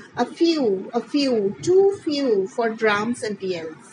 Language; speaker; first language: English; non-native, local second language; Bangla